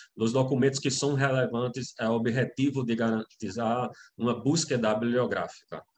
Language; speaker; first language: Spanish; non-native, learner; Portuguese